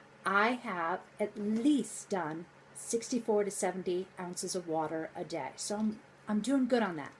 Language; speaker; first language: English; native; English